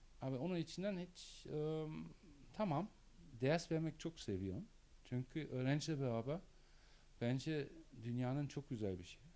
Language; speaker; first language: Turkish; non-native, learner; German